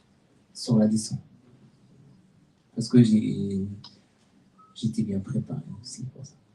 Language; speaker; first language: French; non-native, learner; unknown